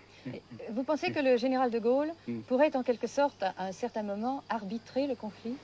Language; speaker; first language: French; native; French